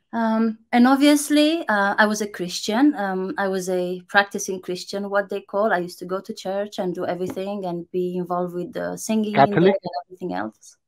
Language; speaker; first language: English; non-native, fluent; Romanian